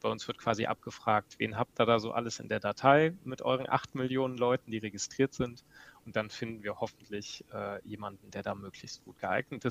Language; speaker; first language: German; native; German